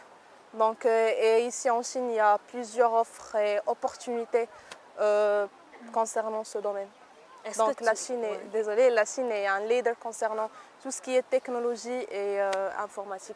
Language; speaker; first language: French; non-native, local second language; Arabic